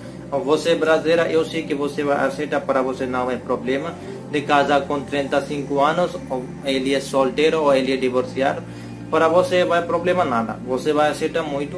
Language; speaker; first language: Portuguese; non-native, learner; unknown